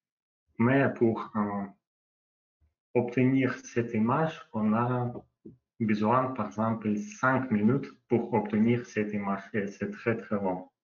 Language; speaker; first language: French; non-native, learner; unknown